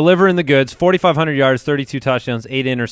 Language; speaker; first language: English; native; English